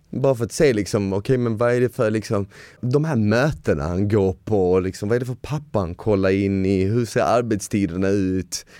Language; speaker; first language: Swedish; early bilingual, other home language; Bosnian